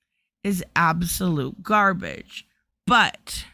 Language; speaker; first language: English; native; English